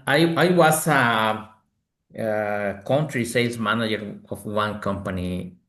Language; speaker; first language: English; non-native, learner; Spanish